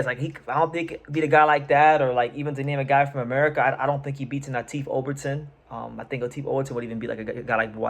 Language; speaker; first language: English; native; English